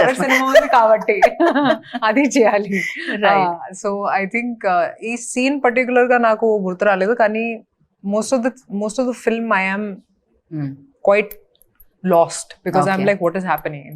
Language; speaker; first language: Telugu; non-native, fluent; Hindi